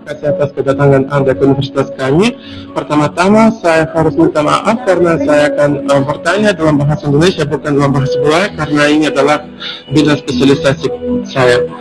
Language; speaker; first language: Indonesian; non-native, fluent; Russian